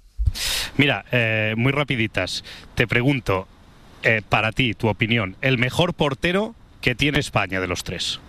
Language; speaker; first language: Spanish; native; Spanish